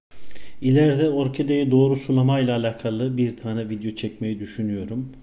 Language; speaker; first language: Turkish; native; Turkish